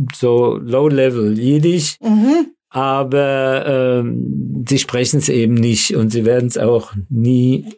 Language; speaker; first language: German; non-native, local second language; Yiddish